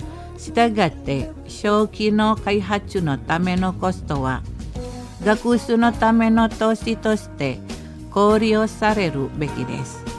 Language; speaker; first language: Japanese; non-native, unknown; Indonesian